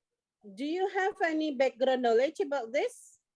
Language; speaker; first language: English; non-native, local second language; Indonesian